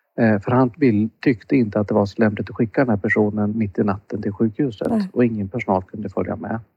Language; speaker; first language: Swedish; native; Swedish